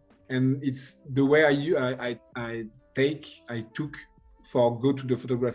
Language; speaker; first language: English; non-native, learner; French